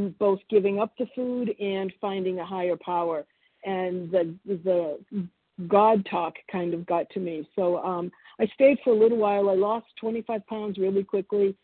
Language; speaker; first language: English; early bilingual, other home language; Italian